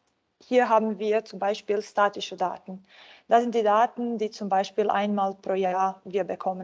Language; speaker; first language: German; non-native, fluent; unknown